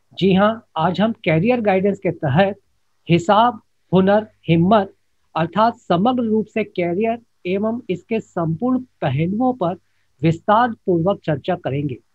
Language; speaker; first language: Hindi; native; Hindi